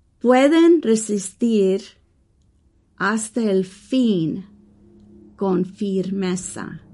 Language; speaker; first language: Spanish; early bilingual, heritage; English